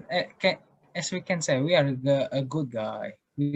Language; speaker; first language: English; non-native, learner; Indonesian